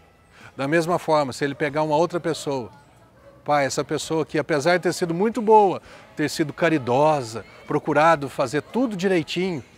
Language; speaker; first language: Portuguese; native; Portuguese